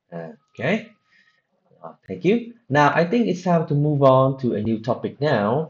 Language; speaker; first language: English; non-native, fluent; Vietnamese